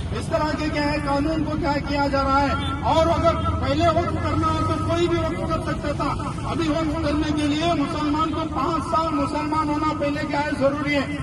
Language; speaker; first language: Urdu; native; Urdu